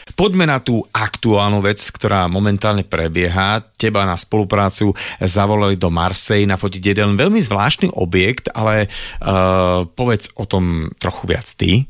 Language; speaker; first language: Slovak; native; Slovak